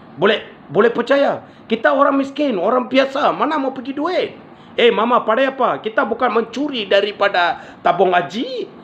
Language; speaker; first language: Malay; non-native, local second language; Tamil